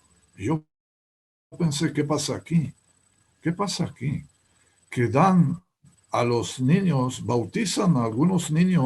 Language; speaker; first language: Spanish; non-native, fluent; Hebrew